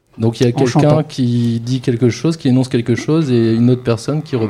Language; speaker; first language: French; native; French